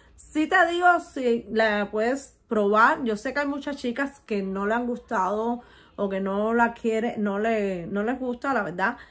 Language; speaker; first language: Spanish; native; Spanish